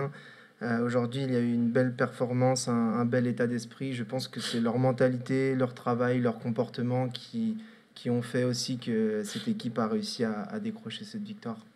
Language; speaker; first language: French; native; French